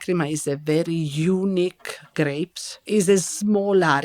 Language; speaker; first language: English; non-native, learner; Italian